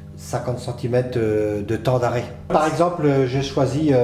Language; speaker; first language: French; native; French